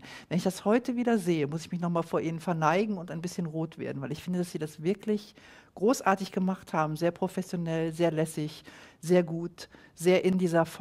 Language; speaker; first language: German; native; German